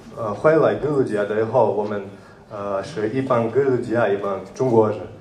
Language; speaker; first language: Chinese; non-native, learner; Georgian